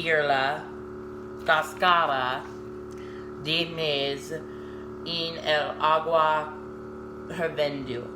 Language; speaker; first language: Spanish; non-native, learner; English